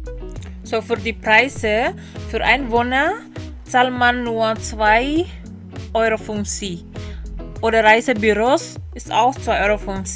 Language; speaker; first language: German; non-native, learner; Indonesian